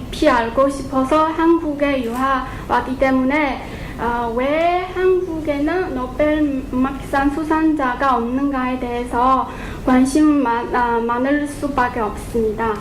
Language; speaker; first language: Korean; non-native, fluent; Chinese